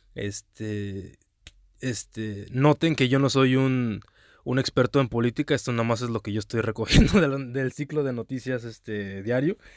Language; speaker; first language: Spanish; early bilingual, heritage; Spanish